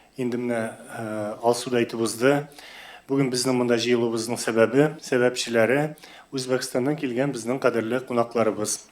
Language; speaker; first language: Tatar; native; Tatar